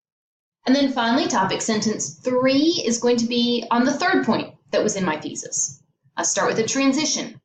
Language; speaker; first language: English; native; English